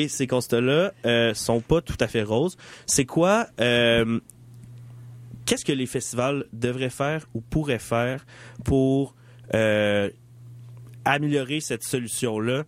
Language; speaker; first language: French; native; French